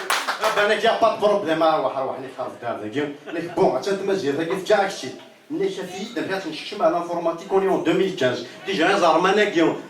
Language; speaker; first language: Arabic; non-native, local second language; Kabyle